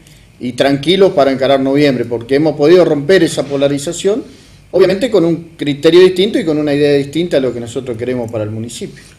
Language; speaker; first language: Spanish; native; Spanish